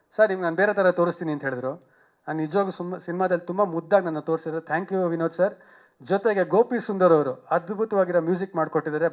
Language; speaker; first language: Kannada; native; Kannada